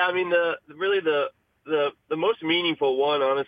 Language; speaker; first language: English; native; English